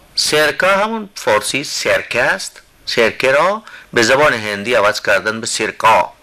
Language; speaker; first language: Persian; non-native, fluent; Hindi